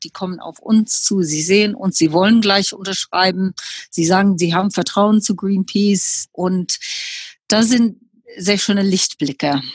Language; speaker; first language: German; non-native, fluent; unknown